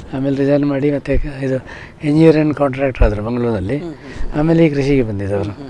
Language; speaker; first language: Kannada; native; Kannada